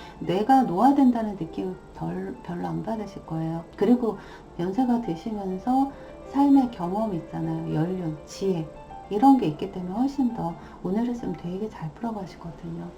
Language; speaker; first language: Korean; native; Korean